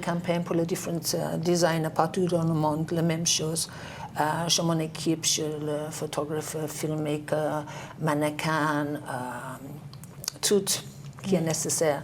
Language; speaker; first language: French; non-native, learner; English